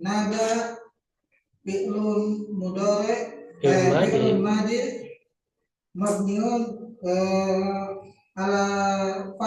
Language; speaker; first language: Arabic; non-native, learner; Indonesian